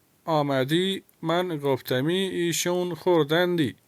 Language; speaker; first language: Persian; non-native, fluent; Urdu